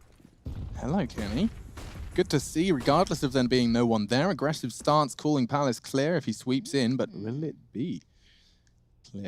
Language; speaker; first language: English; native; English